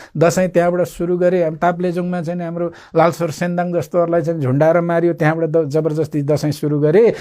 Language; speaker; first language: Nepali; non-native, local second language; Limbu